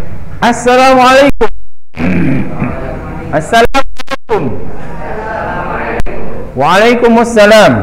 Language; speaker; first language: Arabic; non-native, fluent; Indonesian